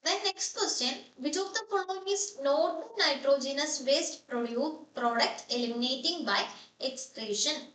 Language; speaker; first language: English; non-native, local second language; Malayalam